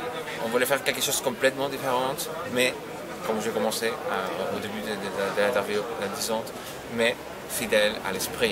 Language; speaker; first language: French; non-native, fluent; Spanish